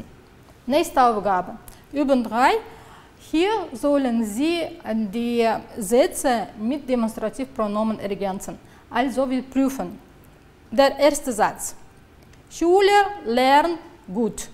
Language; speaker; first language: German; non-native, fluent; Uzbek